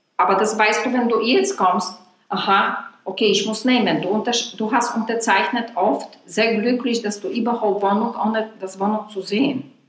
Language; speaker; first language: German; non-native, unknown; Polish